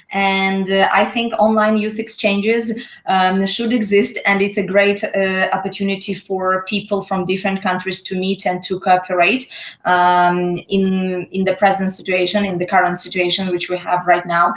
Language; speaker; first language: English; non-native, fluent; Polish